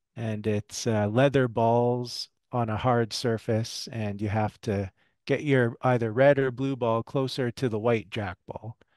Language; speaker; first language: English; early bilingual, other home language; French